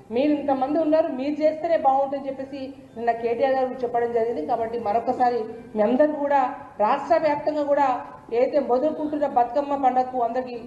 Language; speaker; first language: Telugu; non-native, local second language; Lambadi